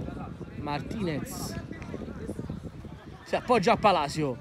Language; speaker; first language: Italian; native; Italian